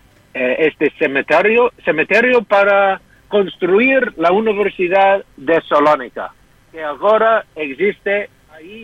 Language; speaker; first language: Spanish; non-native, fluent; English